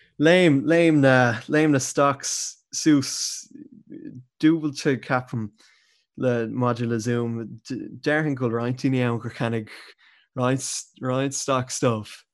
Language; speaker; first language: Irish; non-native, local second language; English